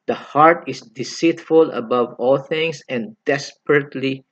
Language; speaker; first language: English; non-native, local second language; Filipino